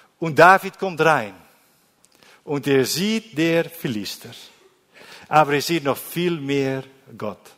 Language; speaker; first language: German; non-native, learner; Dutch